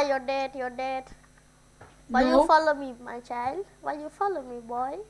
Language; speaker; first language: English; non-native, learner; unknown